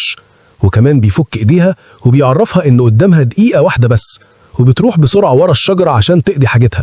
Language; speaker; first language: Arabic; native; Arabic